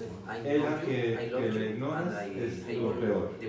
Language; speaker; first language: Spanish; non-native, fluent; Croatian